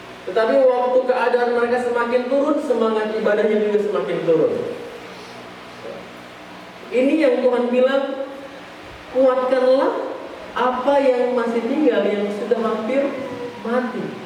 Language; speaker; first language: Indonesian; native; Indonesian